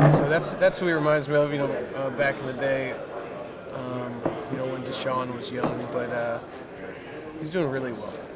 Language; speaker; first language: English; native; English